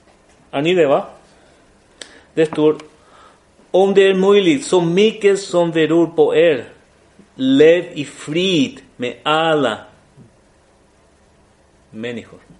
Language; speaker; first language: Swedish; non-native, fluent; Spanish